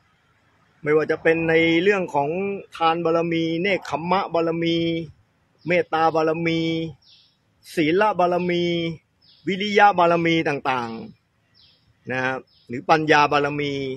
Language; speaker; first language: Thai; native; Thai